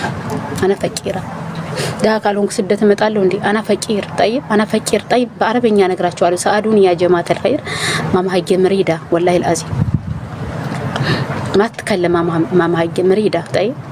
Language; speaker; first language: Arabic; non-native, learner; Amharic